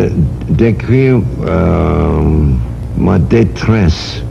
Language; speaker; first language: French; non-native, fluent; English